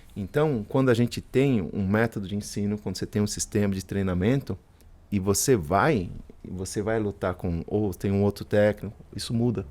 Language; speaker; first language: Portuguese; early bilingual, other home language; Spanish